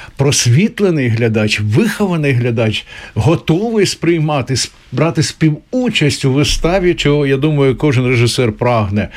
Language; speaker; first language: Ukrainian; native; Ukrainian